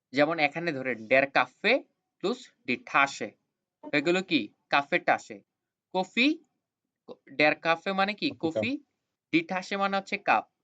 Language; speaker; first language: Bangla; native; Bangla